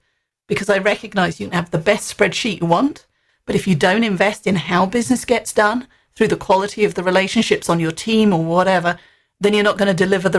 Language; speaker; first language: English; native; English